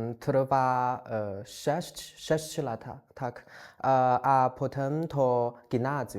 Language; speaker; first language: Polish; non-native, fluent; Chinese